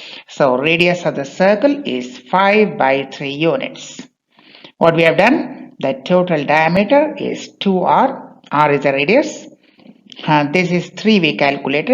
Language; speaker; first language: English; non-native, local second language; Bangla